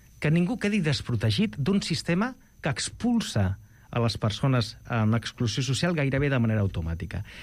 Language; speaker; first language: Catalan; non-native, local second language; Spanish